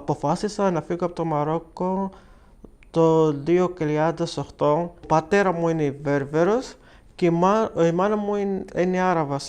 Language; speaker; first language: Greek; non-native, learner; Arabic